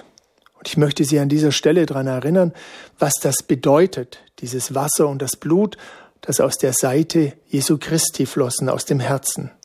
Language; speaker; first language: German; native; German